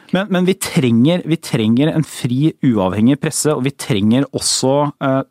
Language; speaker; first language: Norwegian; native; Norwegian